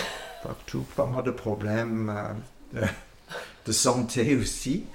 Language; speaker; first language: French; non-native, learner; English